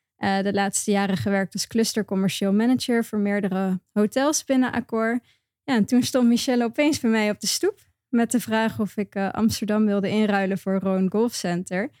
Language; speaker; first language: Dutch; native; Dutch